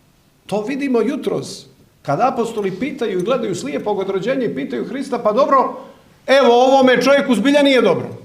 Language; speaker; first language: Croatian; native; Croatian